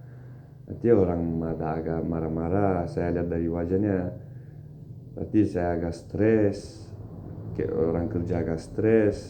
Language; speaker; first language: Indonesian; non-native, fluent; Turkish